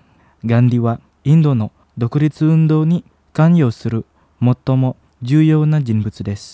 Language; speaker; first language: Japanese; non-native, fluent; Indonesian